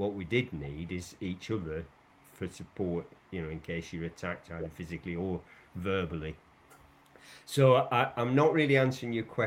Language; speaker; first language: English; native; English